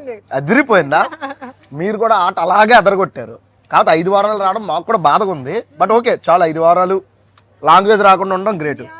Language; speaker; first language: Telugu; native; Telugu